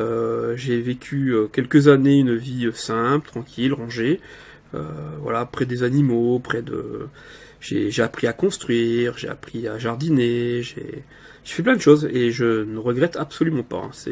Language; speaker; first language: French; native; French